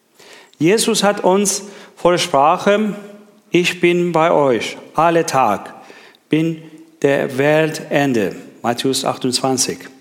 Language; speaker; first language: German; non-native, learner; Persian